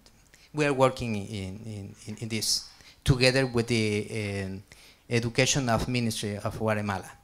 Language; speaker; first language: English; non-native, learner; Spanish